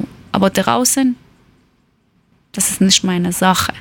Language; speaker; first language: German; non-native, learner; Persian